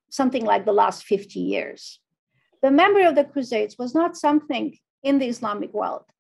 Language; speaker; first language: English; non-native, fluent; Arabic